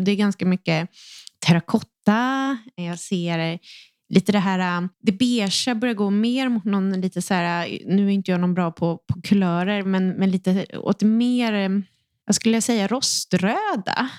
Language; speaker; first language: Swedish; native; Swedish